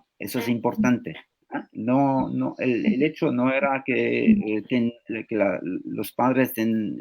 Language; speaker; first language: Spanish; non-native, fluent; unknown